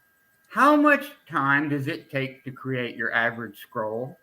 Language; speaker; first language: English; native; English